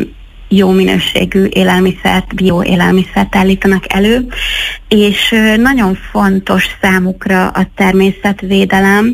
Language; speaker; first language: Hungarian; native; Hungarian